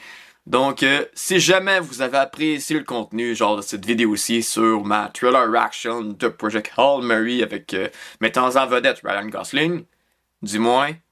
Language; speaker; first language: French; native; French